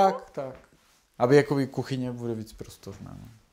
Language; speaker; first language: Czech; non-native, learner; Spanish